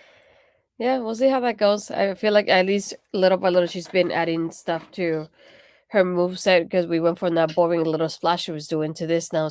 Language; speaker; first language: English; native; English